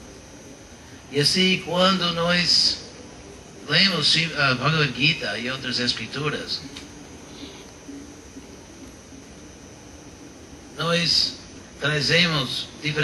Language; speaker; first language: Portuguese; non-native, fluent; English